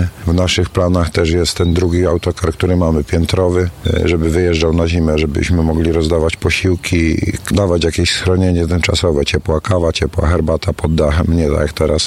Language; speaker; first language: Polish; native; Polish